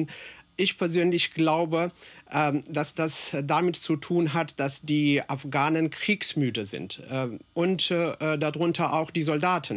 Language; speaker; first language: German; non-native, fluent; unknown